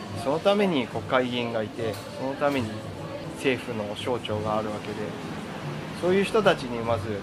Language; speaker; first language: Japanese; native; Japanese